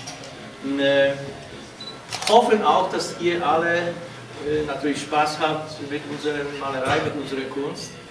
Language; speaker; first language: German; non-native, fluent; Polish